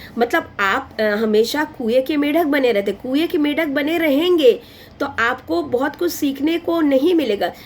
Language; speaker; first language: Hindi; non-native, local second language; Bangla